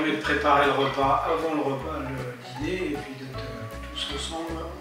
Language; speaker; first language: French; native; French